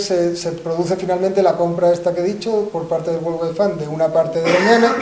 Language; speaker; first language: Spanish; native; Spanish